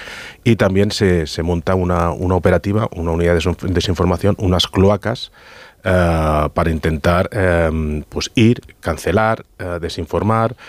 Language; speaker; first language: Spanish; native; Spanish